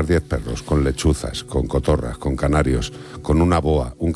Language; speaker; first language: Spanish; native; Spanish